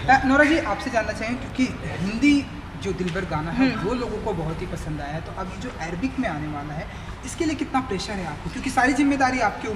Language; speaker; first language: Hindi; native; Hindi